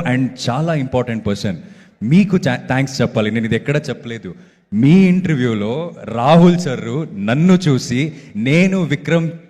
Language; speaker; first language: Telugu; non-native, fluent; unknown